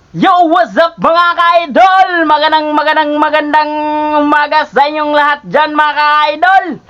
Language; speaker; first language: Filipino; non-native, local second language; Cebuano